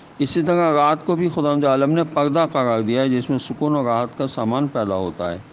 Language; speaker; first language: Urdu; native; Urdu